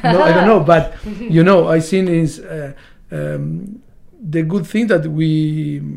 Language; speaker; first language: English; non-native, learner; Spanish